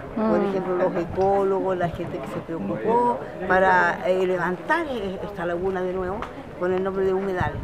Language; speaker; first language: Spanish; native; Spanish